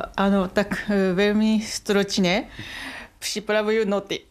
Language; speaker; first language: Czech; non-native, fluent; Japanese